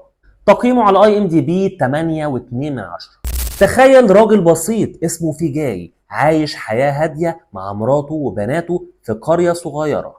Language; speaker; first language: Arabic; native; Arabic